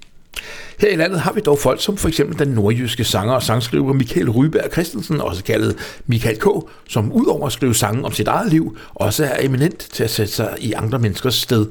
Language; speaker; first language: Danish; native; Danish